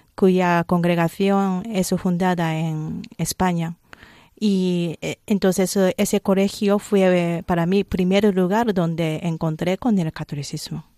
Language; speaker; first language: Spanish; non-native, fluent; Japanese